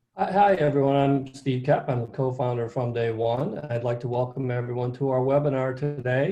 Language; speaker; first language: English; native; English